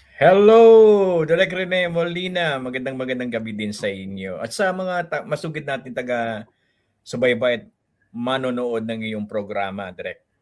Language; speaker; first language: Filipino; native; Filipino